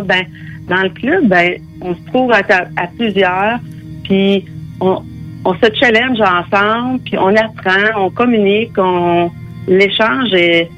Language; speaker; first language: French; native; French